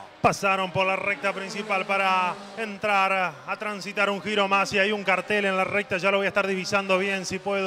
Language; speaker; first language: Spanish; native; Spanish